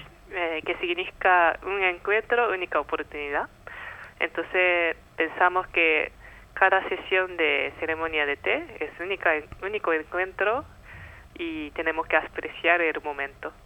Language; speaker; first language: Spanish; non-native, fluent; Japanese